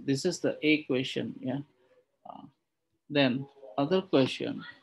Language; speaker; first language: English; non-native, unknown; Indonesian